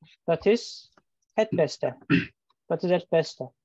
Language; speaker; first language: Dutch; non-native, learner; Turkish